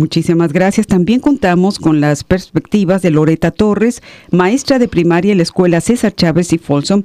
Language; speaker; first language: Spanish; native; Spanish